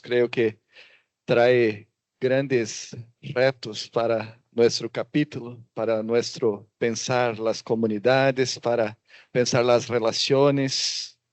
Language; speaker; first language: Spanish; non-native, fluent; Portuguese